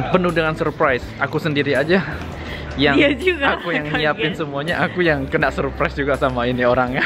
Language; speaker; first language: Indonesian; native; Indonesian